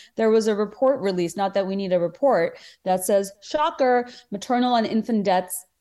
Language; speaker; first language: English; non-native, local second language; Bangla